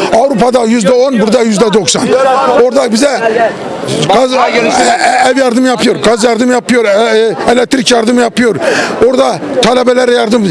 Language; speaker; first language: Turkish; native; Turkish